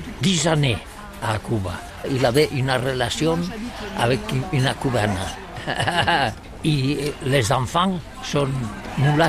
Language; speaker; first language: French; non-native, learner; Catalan